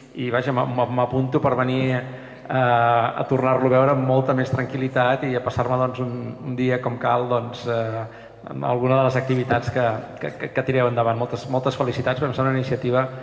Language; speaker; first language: Catalan; native; Catalan